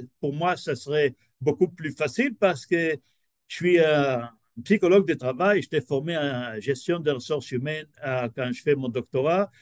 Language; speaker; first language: French; non-native, fluent; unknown